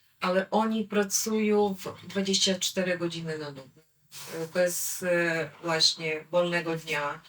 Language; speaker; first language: Polish; non-native, learner; Ukrainian